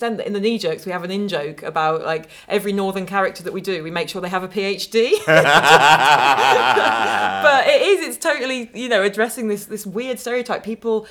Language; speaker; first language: English; native; English